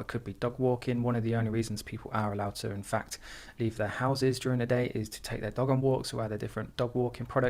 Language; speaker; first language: English; native; English